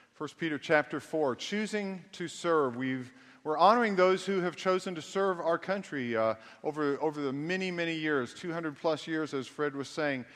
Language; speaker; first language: English; native; English